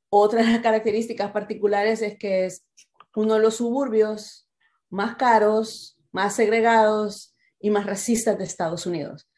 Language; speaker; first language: Spanish; native; Spanish